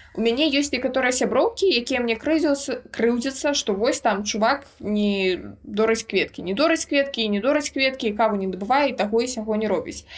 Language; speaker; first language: Belarusian; non-native, local second language; Russian